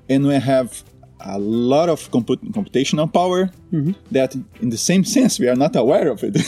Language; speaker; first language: English; non-native, fluent; Portuguese